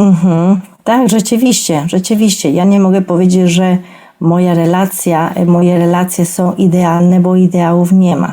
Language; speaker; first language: Polish; non-native, fluent; Spanish